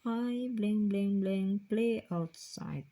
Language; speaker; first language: English; non-native, fluent; Indonesian